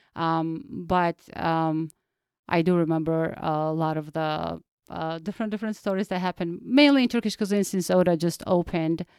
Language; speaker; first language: English; non-native, fluent; Georgian